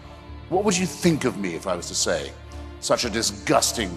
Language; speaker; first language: English; native; English